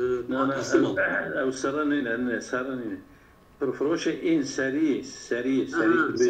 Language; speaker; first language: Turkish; non-native, local second language; Kurdish